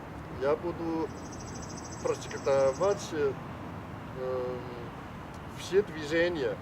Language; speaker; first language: Russian; non-native, learner; Chinese